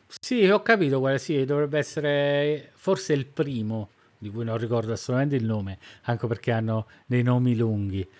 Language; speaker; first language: Italian; native; Italian